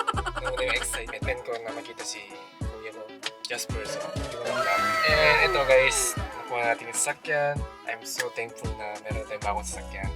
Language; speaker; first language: Filipino; native; Filipino